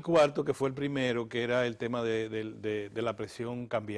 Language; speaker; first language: Spanish; native; Spanish